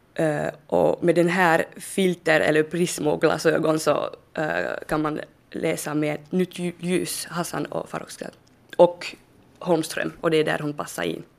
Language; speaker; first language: Swedish; non-native, fluent; French